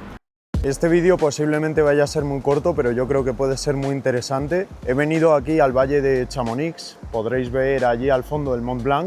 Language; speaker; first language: Spanish; native; Spanish